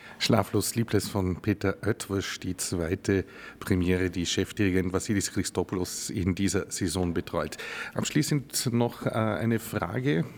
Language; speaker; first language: German; native; German